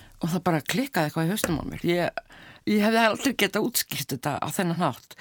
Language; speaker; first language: Icelandic; native; Icelandic